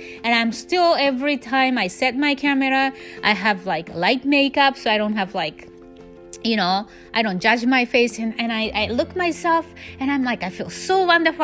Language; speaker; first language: English; non-native, fluent; Japanese